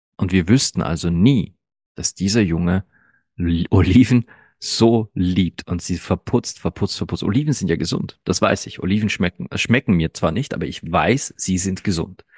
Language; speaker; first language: German; early bilingual, other home language; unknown